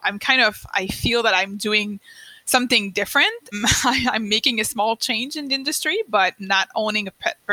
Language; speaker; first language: English; non-native, fluent; French